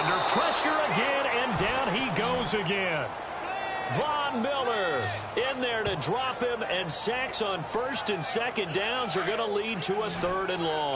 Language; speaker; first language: English; native; English